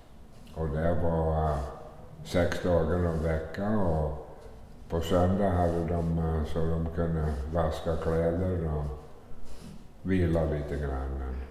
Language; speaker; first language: Swedish; early bilingual, heritage; Swedish